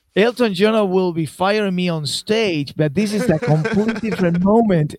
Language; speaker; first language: English; non-native, fluent; Spanish